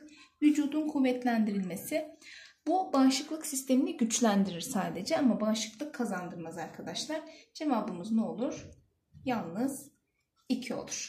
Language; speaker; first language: Turkish; native; Turkish